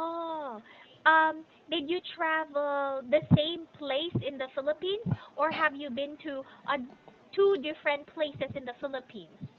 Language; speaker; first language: English; non-native, fluent; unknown